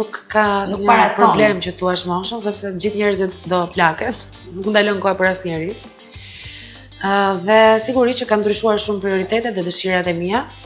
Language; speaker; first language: Albanian; native; Albanian